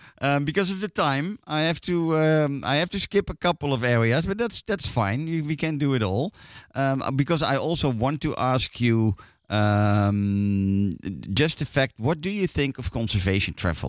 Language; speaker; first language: English; non-native, fluent; Dutch